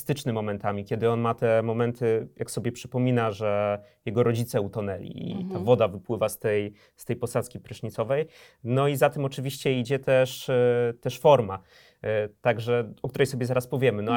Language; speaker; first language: Polish; native; Polish